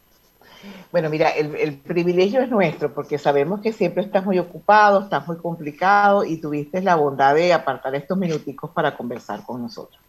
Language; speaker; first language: Spanish; native; Spanish